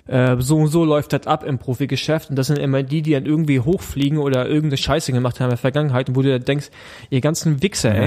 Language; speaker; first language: German; native; German